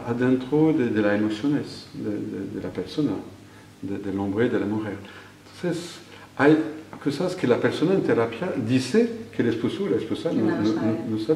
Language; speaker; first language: Spanish; non-native, fluent; French